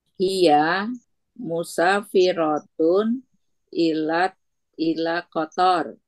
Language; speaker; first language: Arabic; non-native, learner; Indonesian